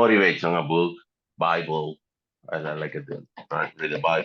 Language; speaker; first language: English; non-native, learner; Spanish